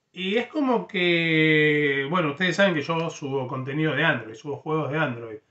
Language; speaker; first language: Spanish; native; Spanish